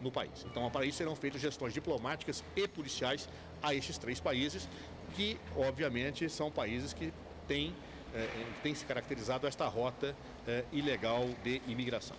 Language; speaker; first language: Portuguese; native; Portuguese